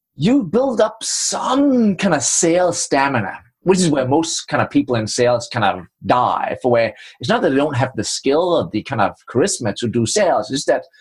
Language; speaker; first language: English; non-native, fluent; Danish